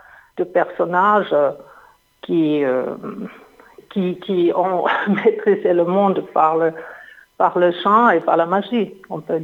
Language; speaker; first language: French; non-native, fluent; Finnish